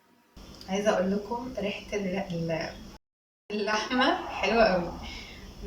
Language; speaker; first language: Arabic; native; Arabic